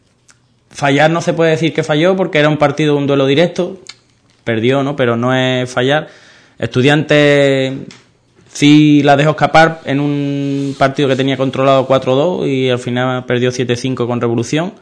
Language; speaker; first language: Spanish; native; Spanish